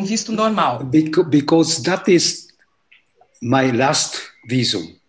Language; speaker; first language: English; non-native, learner; Japanese